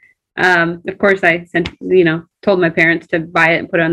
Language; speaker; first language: English; early bilingual, other home language; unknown